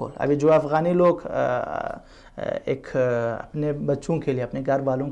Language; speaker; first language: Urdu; non-native, fluent; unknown